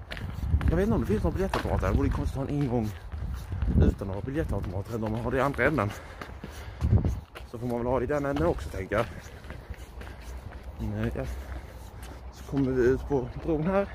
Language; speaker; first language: Swedish; native; Swedish